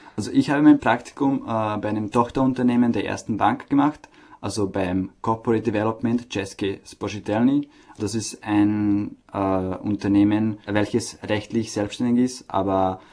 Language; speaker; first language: German; native; German